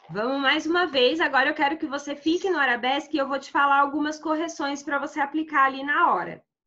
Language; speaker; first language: Portuguese; native; Portuguese